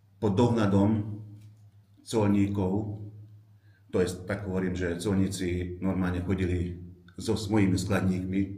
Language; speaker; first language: Slovak; non-native, local second language; Hungarian